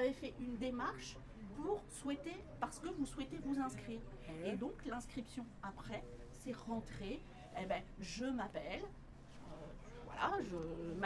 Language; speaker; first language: French; native; French